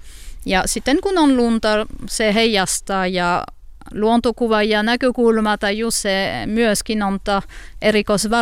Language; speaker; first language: Finnish; non-native, learner; French